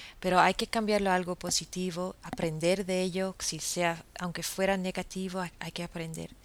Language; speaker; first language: Spanish; non-native, fluent; English